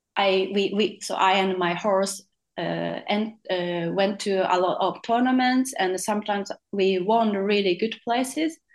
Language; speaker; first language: English; non-native, fluent; Japanese